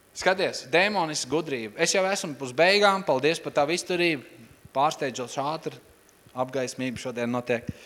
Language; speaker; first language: Latvian; non-native, local second language; Russian